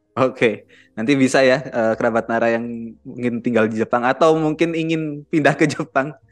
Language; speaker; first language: Indonesian; native; Indonesian